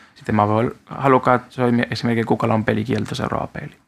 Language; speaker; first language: Finnish; non-native, fluent; Spanish